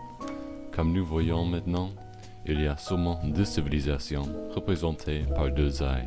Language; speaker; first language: French; non-native, learner; English